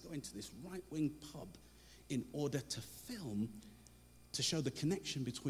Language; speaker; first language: English; native; English